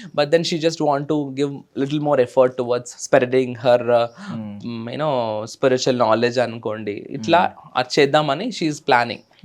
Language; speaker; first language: Telugu; native; Telugu